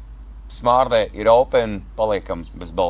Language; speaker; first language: Latvian; native; Latvian